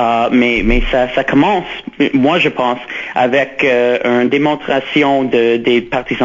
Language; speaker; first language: French; non-native, local second language; English